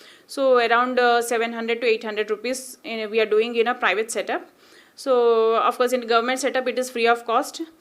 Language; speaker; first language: English; non-native, local second language; Telugu